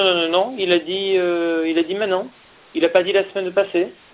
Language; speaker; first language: French; native; French